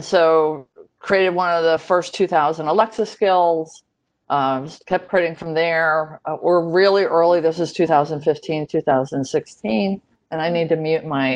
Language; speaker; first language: English; native; English